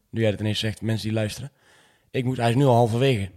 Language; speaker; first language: Dutch; native; Dutch